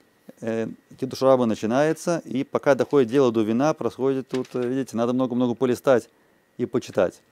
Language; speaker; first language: Russian; native; Russian